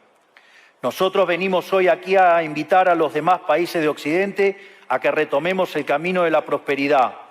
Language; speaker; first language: Spanish; native; Spanish